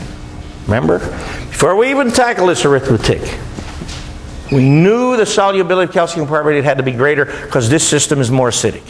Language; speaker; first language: English; native; English